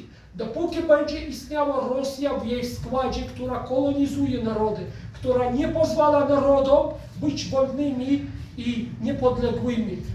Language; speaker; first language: Polish; non-native, fluent; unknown